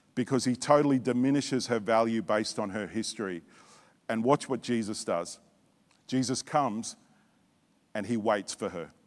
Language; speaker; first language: English; native; English